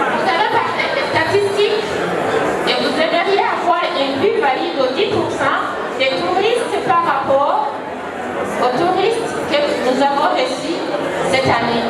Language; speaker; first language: French; non-native, local second language; Rundi